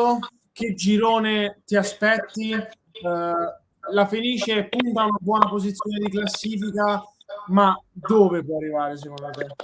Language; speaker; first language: Italian; native; Italian